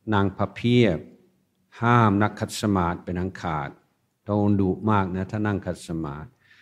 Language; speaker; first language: Thai; non-native, fluent; English